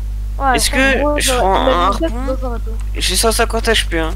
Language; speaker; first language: French; native; French